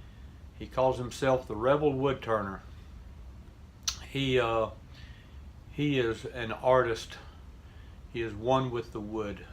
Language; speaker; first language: English; native; English